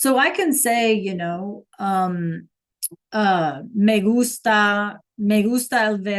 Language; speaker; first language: Spanish; non-native, fluent; English